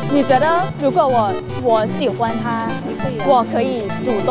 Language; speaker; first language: Chinese; non-native, fluent; Thai